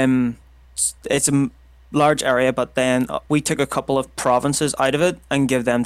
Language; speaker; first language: English; native; English